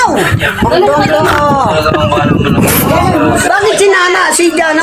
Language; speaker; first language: Filipino; non-native, local second language; Cebuano